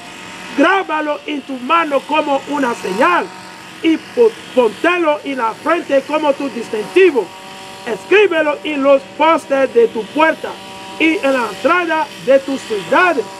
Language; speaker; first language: Spanish; non-native, learner; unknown